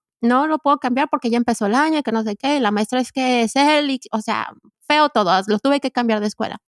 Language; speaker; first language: Spanish; native; Spanish